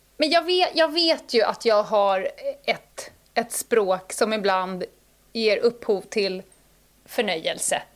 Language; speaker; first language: Swedish; native; Swedish